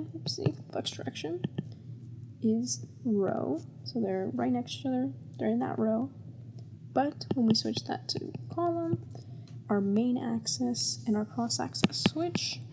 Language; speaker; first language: English; native; English